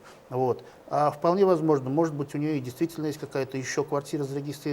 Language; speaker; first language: Russian; native; Russian